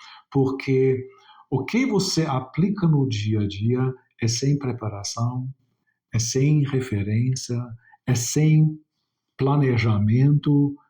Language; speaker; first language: Portuguese; non-native, fluent; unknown